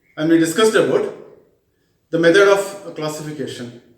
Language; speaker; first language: English; non-native, local second language; Malayalam